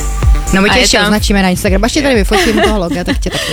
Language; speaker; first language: Czech; native; Czech